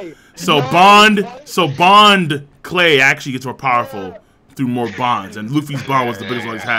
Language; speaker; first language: English; native; English